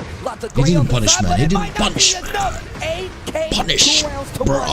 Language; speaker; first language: English; non-native, local second language; Arabic